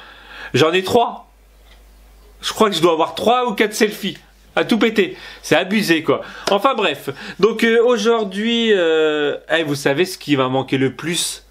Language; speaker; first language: French; native; French